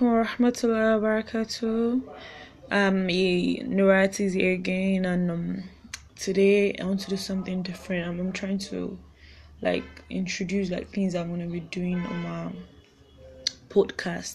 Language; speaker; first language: English; non-native, local second language; Yoruba